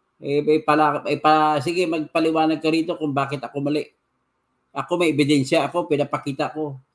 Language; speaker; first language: Filipino; non-native, local second language; Cebuano